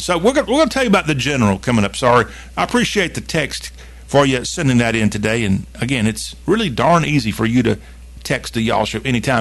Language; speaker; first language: English; native; English